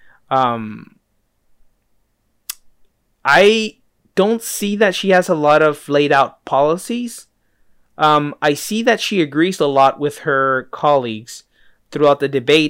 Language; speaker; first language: English; early bilingual, other home language; Spanish